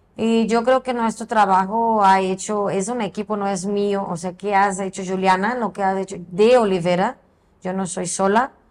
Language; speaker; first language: Spanish; non-native, fluent; Portuguese